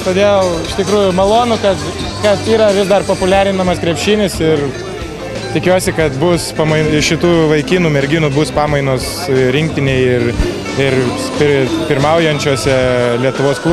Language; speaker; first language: Lithuanian; native; Lithuanian